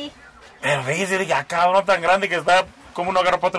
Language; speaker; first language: Spanish; native; Spanish